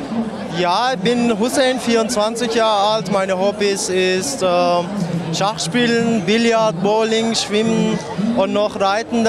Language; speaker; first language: German; non-native, learner; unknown